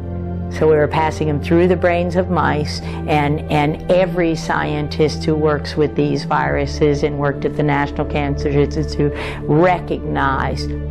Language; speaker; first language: English; native; English